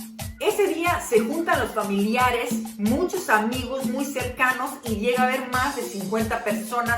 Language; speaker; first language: Spanish; non-native, fluent; Serbian